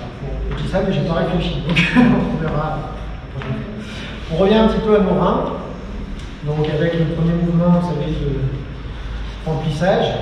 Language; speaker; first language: French; native; French